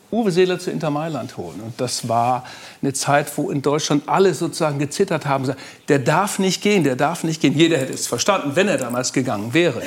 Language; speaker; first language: German; native; German